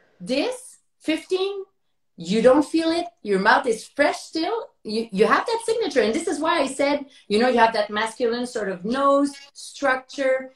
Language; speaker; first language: English; non-native, fluent; French